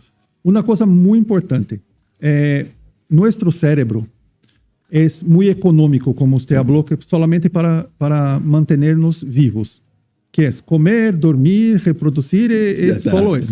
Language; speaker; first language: Spanish; non-native, fluent; Portuguese